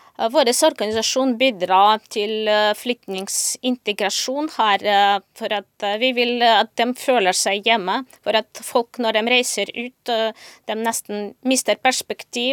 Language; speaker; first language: Norwegian; non-native, fluent; Ukrainian